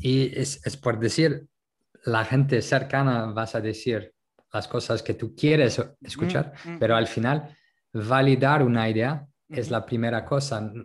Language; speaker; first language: Spanish; non-native, local second language; French